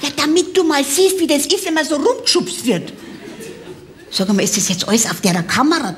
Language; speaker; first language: German; native; German